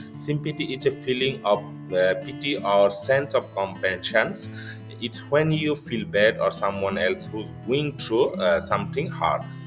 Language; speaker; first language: English; non-native, local second language; Bangla